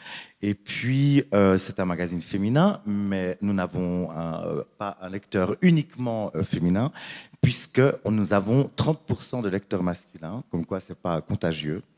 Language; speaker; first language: French; native; French